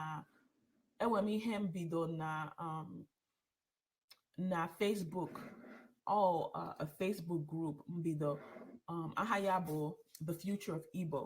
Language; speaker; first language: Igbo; early bilingual, heritage; English